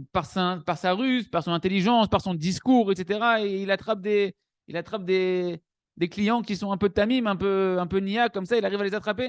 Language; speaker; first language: French; native; French